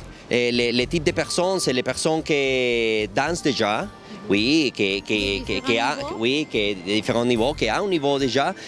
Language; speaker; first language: French; non-native, learner; Spanish